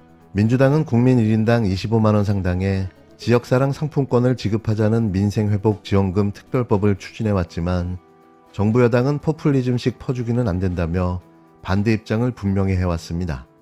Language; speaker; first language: Korean; native; Korean